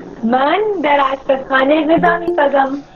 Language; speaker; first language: Persian; non-native, learner; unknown